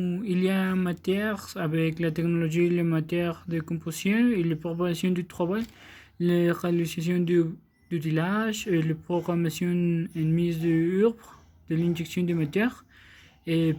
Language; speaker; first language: French; non-native, learner; Spanish